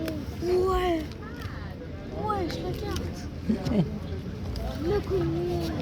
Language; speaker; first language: French; native; French